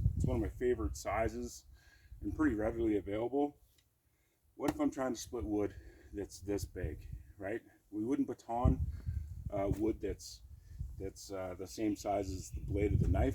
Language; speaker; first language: English; native; English